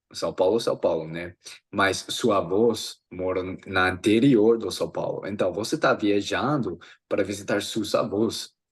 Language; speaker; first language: Portuguese; non-native, fluent; English